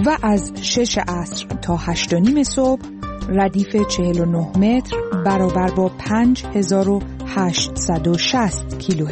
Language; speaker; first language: Persian; native; Persian